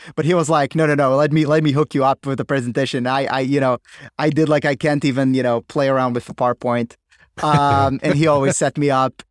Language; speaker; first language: English; non-native, fluent; Hebrew